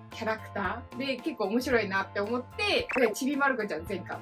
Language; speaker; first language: Japanese; early bilingual, heritage; Japanese